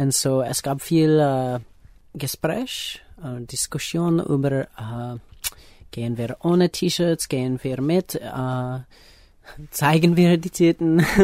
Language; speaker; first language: German; non-native, learner; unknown